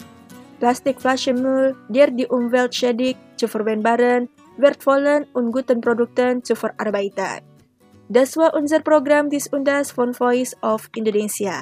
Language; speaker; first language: German; non-native, fluent; Indonesian